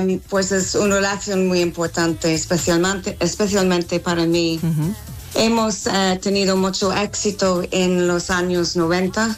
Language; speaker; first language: Spanish; non-native, learner; English